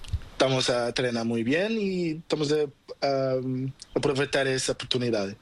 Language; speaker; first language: Spanish; non-native, learner; Portuguese